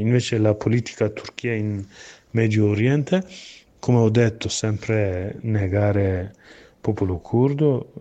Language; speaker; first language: Italian; non-native, learner; Kurdish